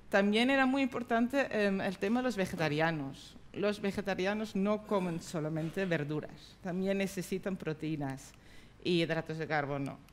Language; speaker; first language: Spanish; non-native, fluent; Dutch